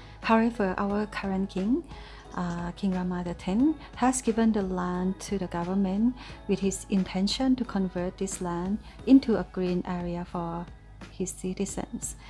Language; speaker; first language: English; non-native, fluent; Thai